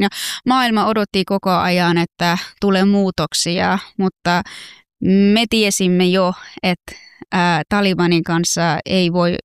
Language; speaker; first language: Finnish; non-native, fluent; Persian